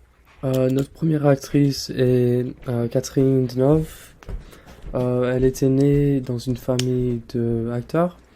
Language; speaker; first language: French; non-native, learner; English